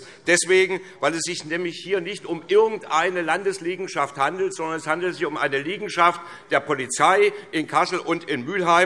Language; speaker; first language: German; native; German